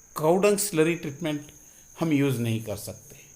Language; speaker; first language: Hindi; non-native, local second language; Marathi